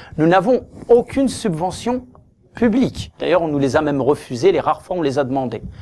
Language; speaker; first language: French; native; French